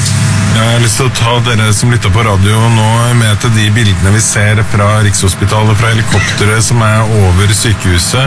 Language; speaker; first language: Norwegian; native; Norwegian